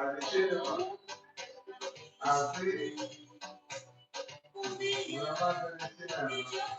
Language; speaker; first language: Spanish; non-native, learner; Portuguese